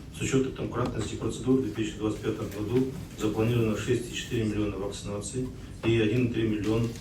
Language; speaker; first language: Russian; non-native, local second language; Kazakh